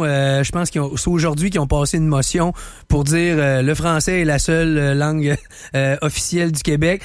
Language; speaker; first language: French; native; French